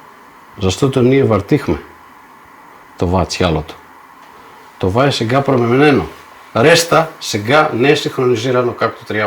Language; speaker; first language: Bulgarian; non-native, fluent; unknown